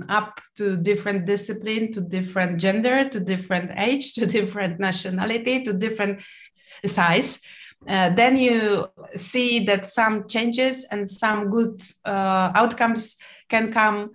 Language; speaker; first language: English; non-native, fluent; Polish